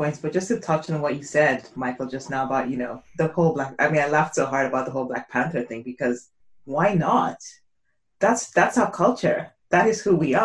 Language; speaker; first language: English; non-native, local second language; Yoruba